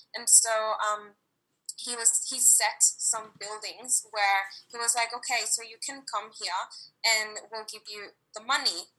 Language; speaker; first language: English; non-native, fluent; Spanish